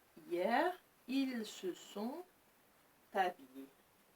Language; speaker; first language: French; non-native, local second language; Arabic